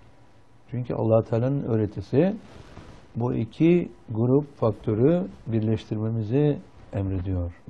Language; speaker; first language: Turkish; native; Turkish